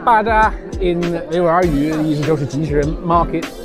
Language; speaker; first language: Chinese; non-native, fluent; English